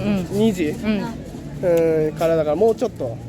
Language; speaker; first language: Japanese; non-native, fluent; Mizo